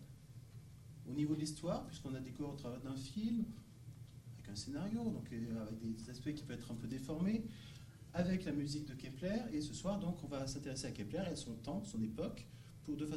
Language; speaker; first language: French; native; French